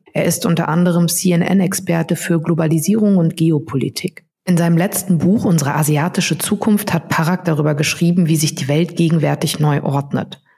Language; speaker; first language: German; native; German